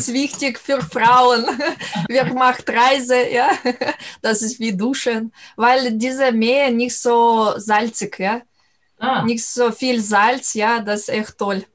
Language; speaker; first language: German; non-native, learner; Russian